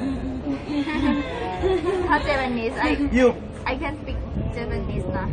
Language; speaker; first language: English; non-native, learner; Thai